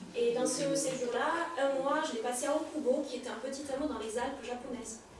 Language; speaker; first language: French; native; French